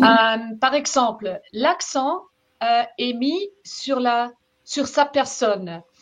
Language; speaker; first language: French; non-native, fluent; German